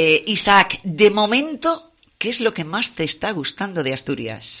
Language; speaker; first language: Spanish; native; Spanish